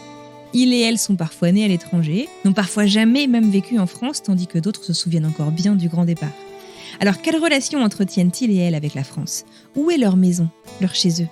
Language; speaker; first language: French; native; French